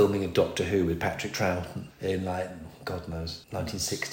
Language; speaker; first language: English; native; English